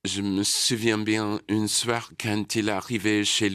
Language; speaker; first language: French; non-native, learner; English